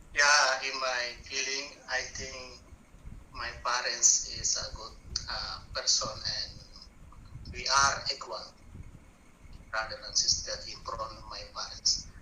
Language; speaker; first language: English; non-native, learner; Indonesian